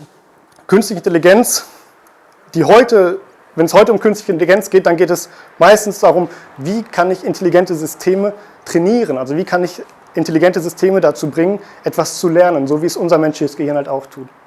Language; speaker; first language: German; native; German